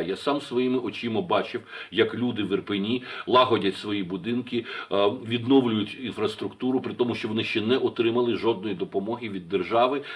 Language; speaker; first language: Ukrainian; native; Ukrainian